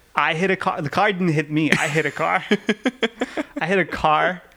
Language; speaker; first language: English; early bilingual, other home language; Russian